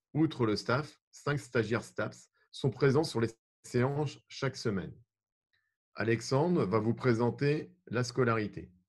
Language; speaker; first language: French; native; French